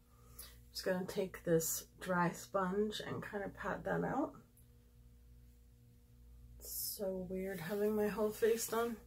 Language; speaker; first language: English; native; English